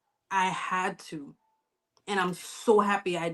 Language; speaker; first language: English; native; English